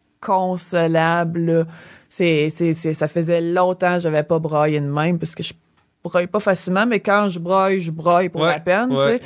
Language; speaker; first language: French; native; French